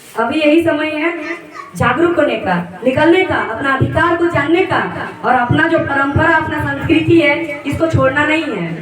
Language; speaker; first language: Hindi; native; Hindi